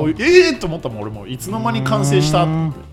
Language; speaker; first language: Japanese; native; Japanese